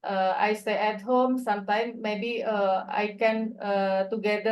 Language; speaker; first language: English; non-native, learner; Indonesian